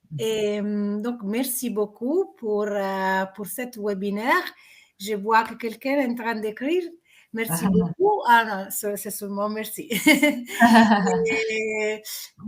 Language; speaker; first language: French; non-native, fluent; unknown